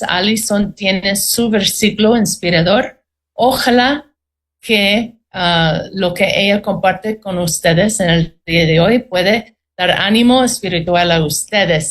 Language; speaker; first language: Spanish; non-native, fluent; English